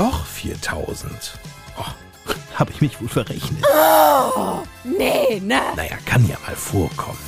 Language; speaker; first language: German; native; German